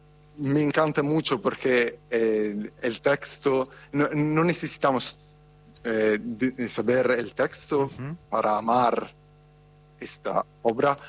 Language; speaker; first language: Spanish; non-native, fluent; Italian